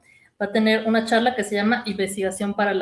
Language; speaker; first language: Spanish; native; Spanish